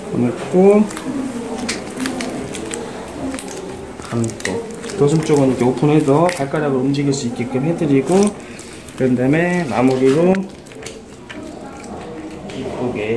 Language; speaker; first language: Korean; native; Korean